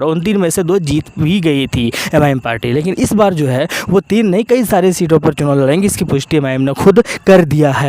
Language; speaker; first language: Hindi; native; Hindi